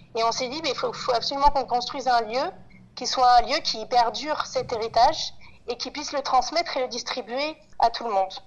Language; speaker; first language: French; native; French